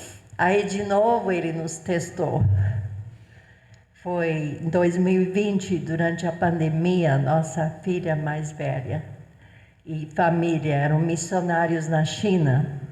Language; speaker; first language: Portuguese; non-native, fluent; English